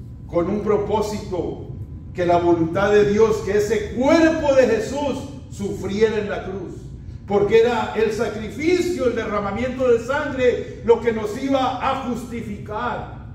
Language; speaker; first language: Spanish; native; Spanish